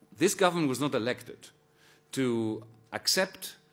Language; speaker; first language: English; non-native, fluent; Greek